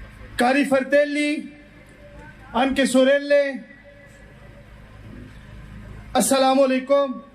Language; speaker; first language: Italian; non-native, fluent; Urdu